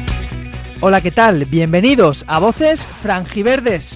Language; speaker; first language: Spanish; native; Spanish